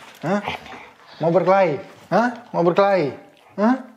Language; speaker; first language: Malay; early bilingual, heritage; Dutch